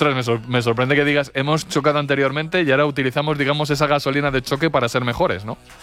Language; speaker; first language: Spanish; native; Spanish